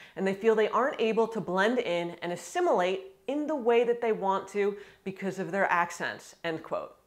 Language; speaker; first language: English; native; English